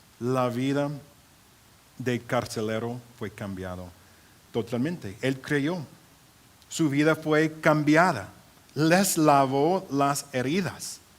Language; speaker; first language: Spanish; non-native, fluent; English